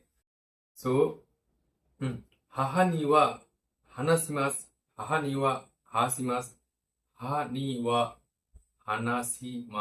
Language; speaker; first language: Japanese; non-native, learner; Bangla